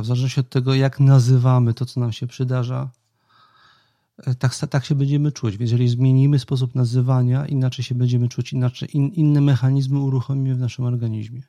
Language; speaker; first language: Polish; native; Polish